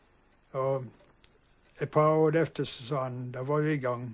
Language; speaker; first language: Swedish; early bilingual, heritage; English